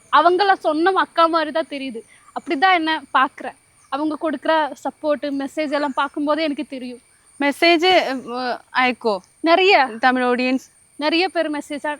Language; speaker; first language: Tamil; non-native, learner; Malayalam